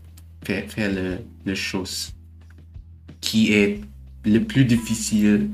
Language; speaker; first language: French; non-native, learner; German